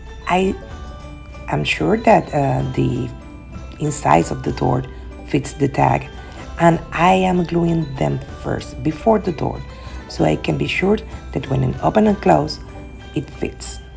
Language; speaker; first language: English; non-native, fluent; Spanish